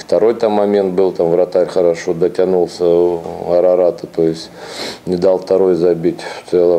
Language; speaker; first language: Russian; native; Russian